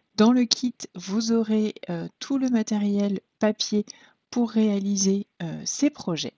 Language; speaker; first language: French; native; French